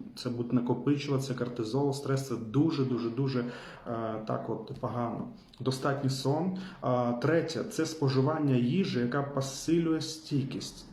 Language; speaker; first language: Ukrainian; non-native, local second language; Russian